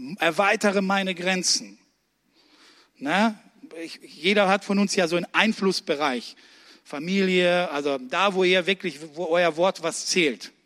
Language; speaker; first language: German; early bilingual, other home language; Russian